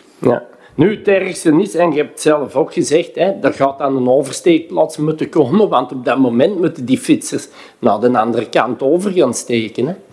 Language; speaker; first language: Dutch; native; Dutch